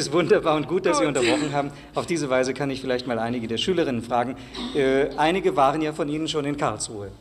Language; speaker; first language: German; native; German